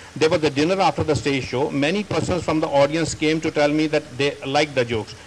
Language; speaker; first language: English; non-native, local second language; Punjabi